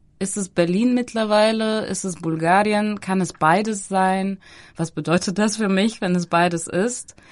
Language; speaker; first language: German; non-native, fluent; Bulgarian